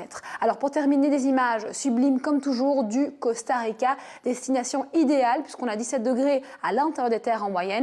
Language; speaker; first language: French; native; French